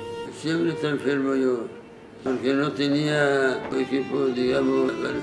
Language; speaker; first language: Spanish; non-native, learner; Arabic